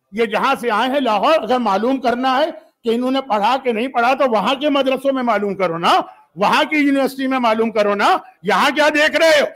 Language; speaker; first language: Urdu; native; Urdu